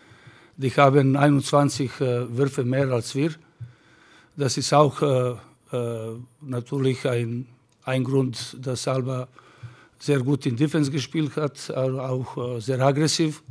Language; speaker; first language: German; non-native, fluent; Serbian